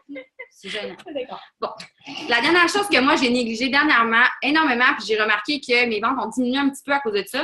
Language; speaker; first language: French; native; French